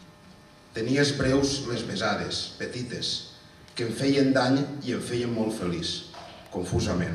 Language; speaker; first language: Catalan; native; Catalan